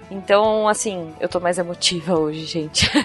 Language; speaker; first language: Portuguese; native; Portuguese